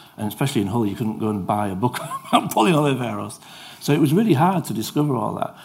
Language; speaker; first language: English; native; English